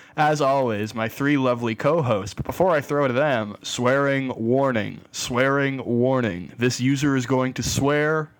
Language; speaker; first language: English; native; English